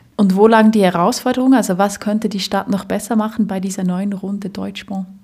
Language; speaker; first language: German; native; German